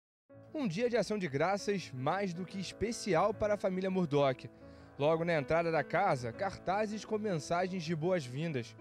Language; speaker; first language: Portuguese; native; Portuguese